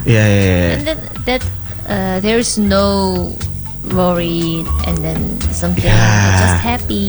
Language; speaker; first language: English; non-native, learner; Korean